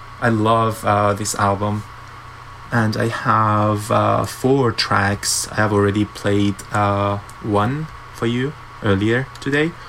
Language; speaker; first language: English; non-native, fluent; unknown